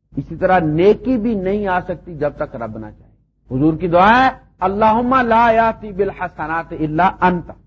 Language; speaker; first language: Urdu; non-native, local second language; Punjabi